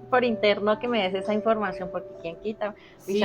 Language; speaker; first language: Spanish; native; Spanish